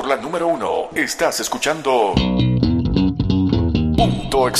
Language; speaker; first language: Spanish; native; Spanish